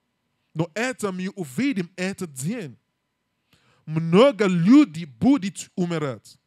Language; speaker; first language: Russian; non-native, learner; English